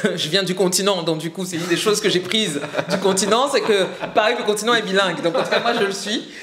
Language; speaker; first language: French; native; French